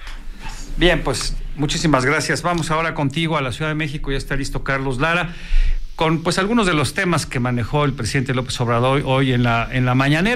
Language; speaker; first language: Spanish; native; Spanish